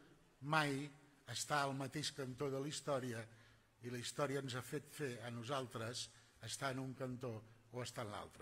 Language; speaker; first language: Catalan; native; Catalan